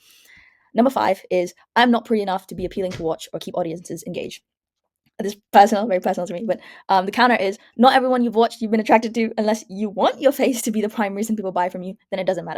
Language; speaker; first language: English; native; English